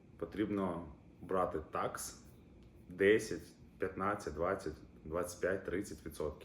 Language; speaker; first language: Ukrainian; non-native, local second language; Russian